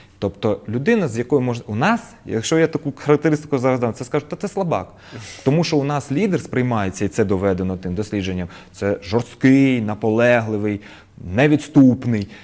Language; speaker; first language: Ukrainian; non-native, local second language; Russian